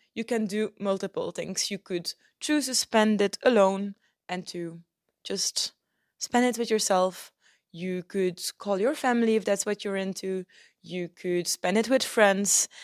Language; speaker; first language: English; non-native, fluent; Dutch